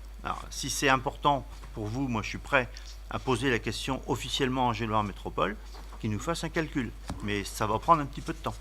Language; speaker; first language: French; native; French